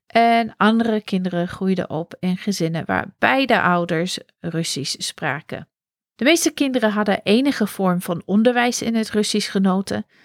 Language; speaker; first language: Dutch; non-native, fluent; English